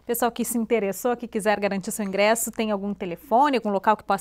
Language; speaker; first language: Portuguese; native; Portuguese